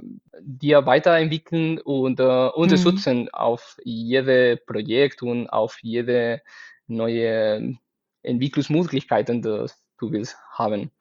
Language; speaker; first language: German; non-native, fluent; Spanish